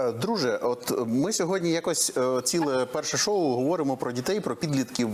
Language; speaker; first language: Ukrainian; native; Ukrainian